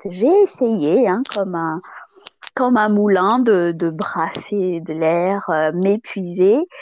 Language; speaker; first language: French; non-native, local second language; Malagasy